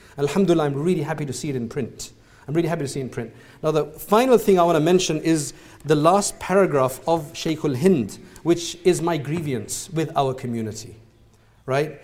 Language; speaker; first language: English; native; English